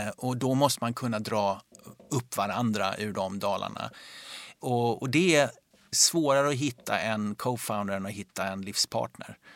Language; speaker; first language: Swedish; native; Swedish